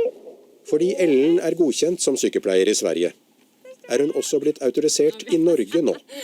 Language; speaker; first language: Norwegian; native; Norwegian